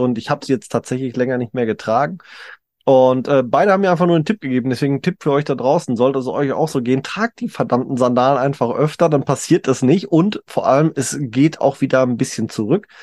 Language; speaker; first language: German; native; German